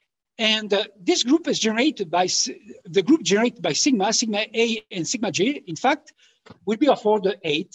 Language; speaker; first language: English; non-native, fluent; French